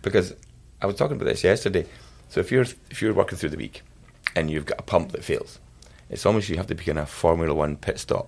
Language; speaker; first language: English; native; English